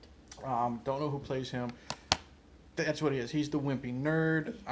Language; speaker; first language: English; native; English